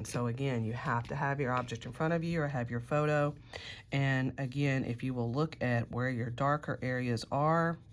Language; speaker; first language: English; native; English